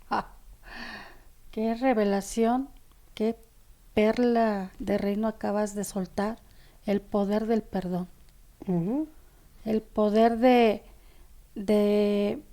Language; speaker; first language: Spanish; native; Spanish